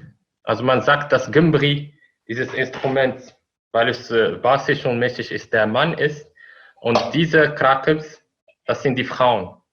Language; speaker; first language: German; non-native, fluent; Arabic